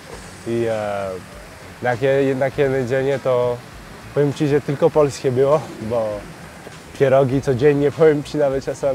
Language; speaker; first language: Polish; early bilingual, heritage; French